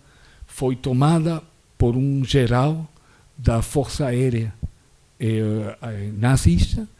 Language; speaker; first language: Portuguese; non-native, fluent; Spanish